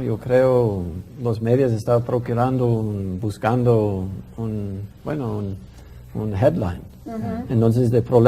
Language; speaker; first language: Spanish; non-native, fluent; English